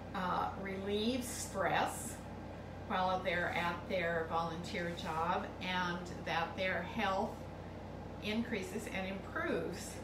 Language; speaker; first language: English; native; English